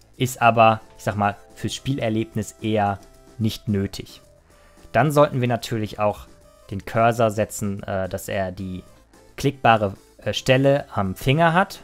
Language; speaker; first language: German; native; German